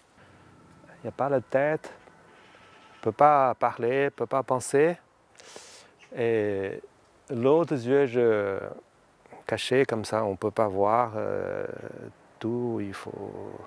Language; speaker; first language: French; non-native, learner; Chinese